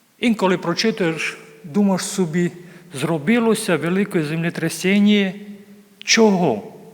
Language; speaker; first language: Ukrainian; native; Ukrainian